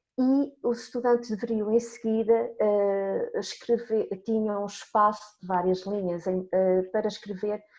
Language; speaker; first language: Portuguese; native; Portuguese